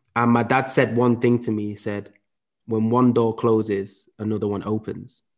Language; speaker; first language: English; native; English